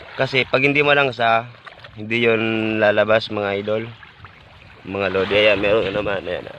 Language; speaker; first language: Filipino; non-native, local second language; Bikol